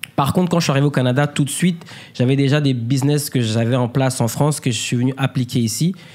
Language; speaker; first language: French; native; French